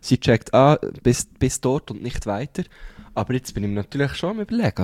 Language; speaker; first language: German; native; German